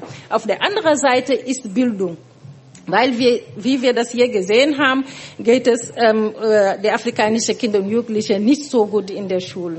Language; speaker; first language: German; non-native, fluent; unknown